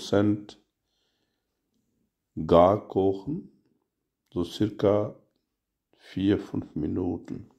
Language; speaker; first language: German; non-native, learner; Urdu